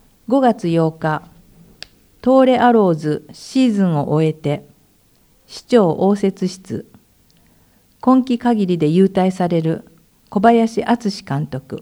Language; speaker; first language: Japanese; native; Japanese